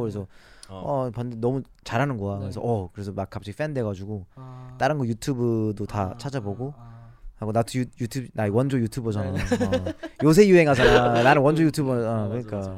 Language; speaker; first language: Korean; early bilingual, other home language; English